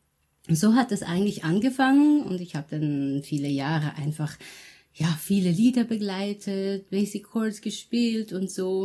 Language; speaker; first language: German; early bilingual, other home language; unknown